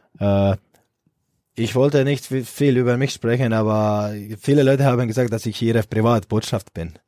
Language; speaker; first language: German; non-native, fluent; Croatian